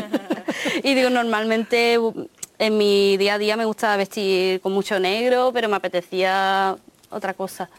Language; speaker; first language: Spanish; early bilingual, other home language; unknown